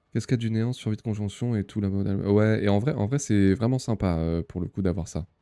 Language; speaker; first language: French; native; French